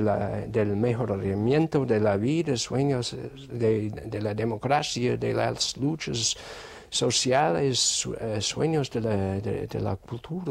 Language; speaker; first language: Spanish; non-native, fluent; English